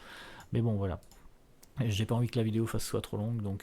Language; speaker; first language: French; native; French